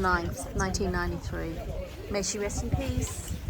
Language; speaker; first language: English; native; English